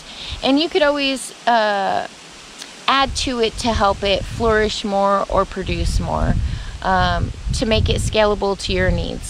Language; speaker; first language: English; native; English